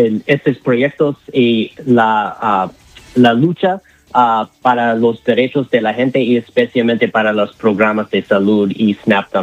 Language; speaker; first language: Spanish; non-native, learner; English